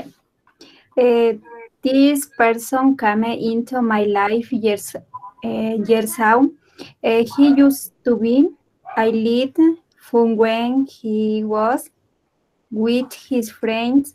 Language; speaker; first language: English; non-native, learner; Spanish